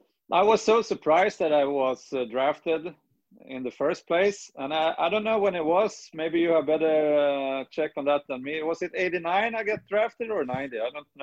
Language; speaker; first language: English; non-native, fluent; Swedish